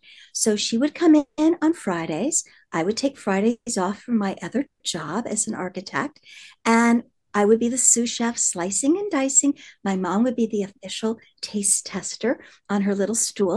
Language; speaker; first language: English; native; English